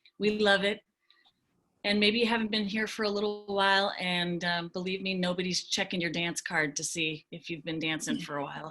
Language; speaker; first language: English; native; English